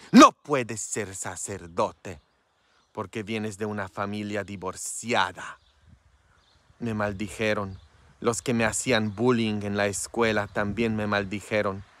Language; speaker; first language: Spanish; non-native, fluent; Polish